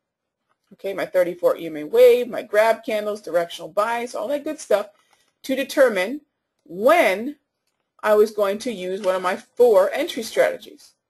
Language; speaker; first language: English; native; English